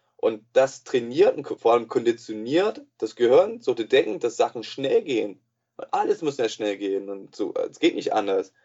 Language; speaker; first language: German; non-native, fluent; English